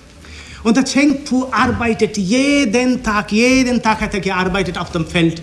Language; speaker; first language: German; non-native, fluent; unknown